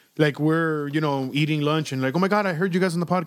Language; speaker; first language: English; non-native, fluent; Spanish